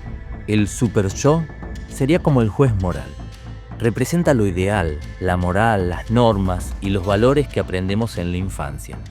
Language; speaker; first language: Spanish; native; Spanish